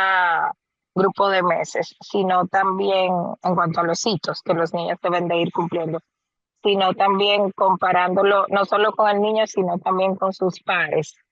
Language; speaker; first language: Spanish; native; Spanish